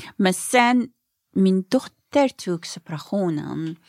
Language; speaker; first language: Swedish; non-native, fluent; Persian